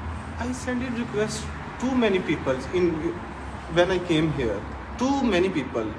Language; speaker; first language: English; non-native, learner; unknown